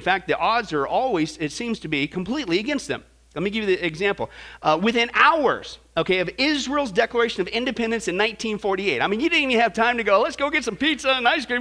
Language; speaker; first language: English; native; English